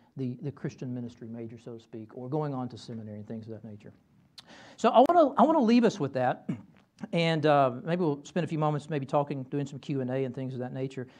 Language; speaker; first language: English; native; English